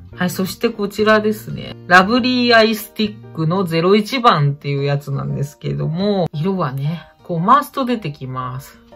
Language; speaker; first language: Japanese; native; Japanese